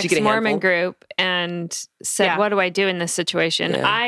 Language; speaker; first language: English; native; English